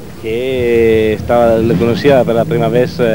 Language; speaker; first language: Spanish; non-native, learner; Italian